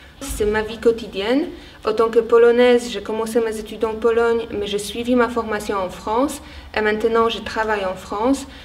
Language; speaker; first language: French; non-native, fluent; Polish